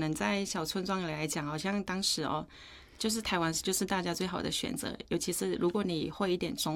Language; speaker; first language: Chinese; non-native, fluent; Akha